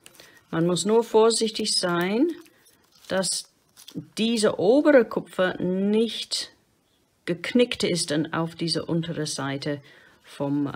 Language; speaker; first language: German; non-native, fluent; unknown